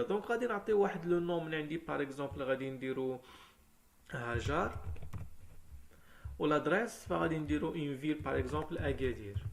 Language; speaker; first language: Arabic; native; Arabic